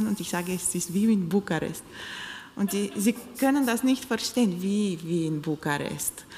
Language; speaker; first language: German; non-native, fluent; Romanian